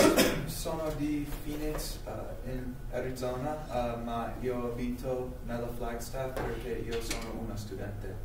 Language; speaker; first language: Italian; non-native, learner; English